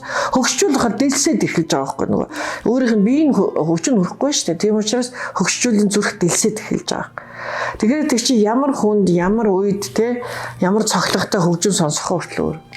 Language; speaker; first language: Mongolian; native; Mongolian